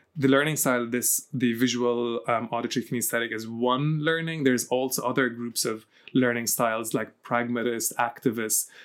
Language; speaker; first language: English; early bilingual, heritage; Arabic